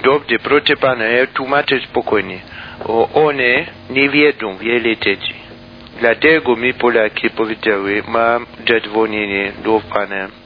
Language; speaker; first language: Polish; non-native, learner; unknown